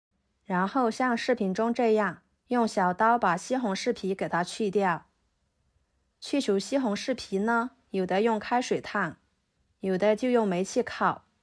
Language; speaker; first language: Chinese; native; Chinese